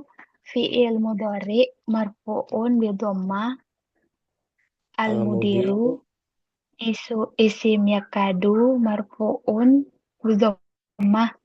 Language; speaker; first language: Arabic; non-native, learner; Indonesian